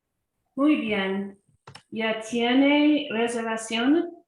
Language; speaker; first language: Spanish; non-native, learner; English